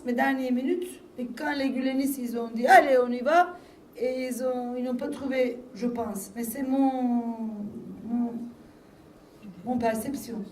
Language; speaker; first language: French; non-native, fluent; Turkish